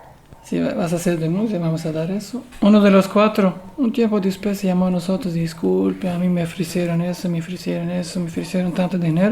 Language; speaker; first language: Spanish; non-native, learner; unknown